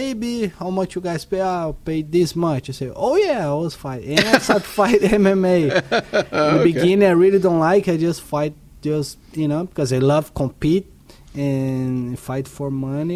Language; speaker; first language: English; non-native, learner; Portuguese